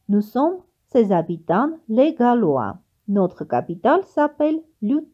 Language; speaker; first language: French; non-native, fluent; Armenian